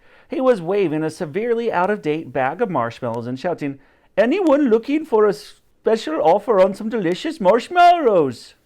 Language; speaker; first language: English; native; English